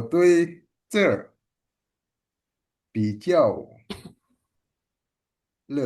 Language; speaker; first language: Chinese; non-native, learner; Indonesian